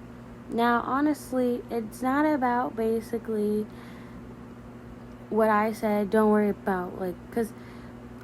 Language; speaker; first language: English; native; English